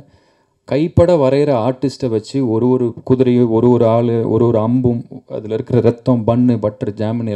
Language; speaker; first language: Tamil; native; Tamil